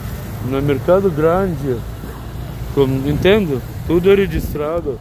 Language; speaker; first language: Portuguese; non-native, learner; English